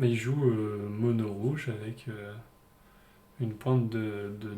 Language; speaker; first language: French; native; French